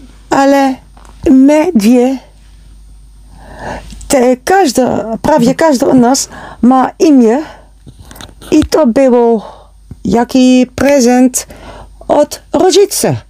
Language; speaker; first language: Polish; non-native, learner; Dutch